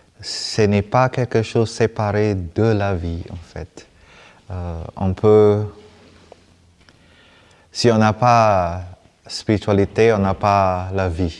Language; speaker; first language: French; non-native, fluent; Vietnamese